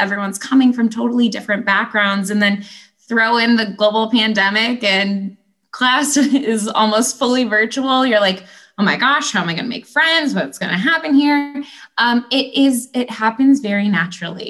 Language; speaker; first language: English; native; English